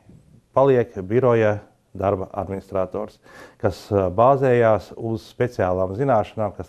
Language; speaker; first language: Latvian; native; Latvian